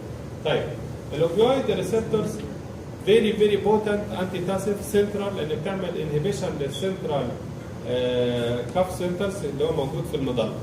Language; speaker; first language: Arabic; native; Arabic